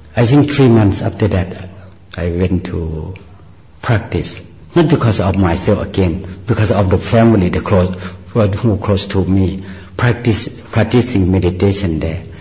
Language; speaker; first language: English; non-native, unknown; Northeastern Thai